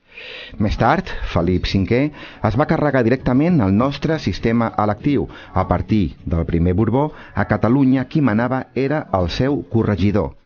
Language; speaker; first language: Catalan; native; Catalan